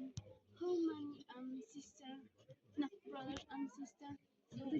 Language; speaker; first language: English; non-native, learner; Spanish